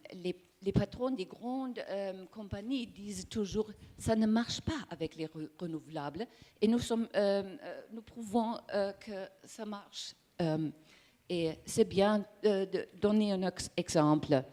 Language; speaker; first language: French; non-native, learner; German